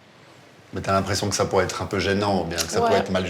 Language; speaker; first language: French; native; French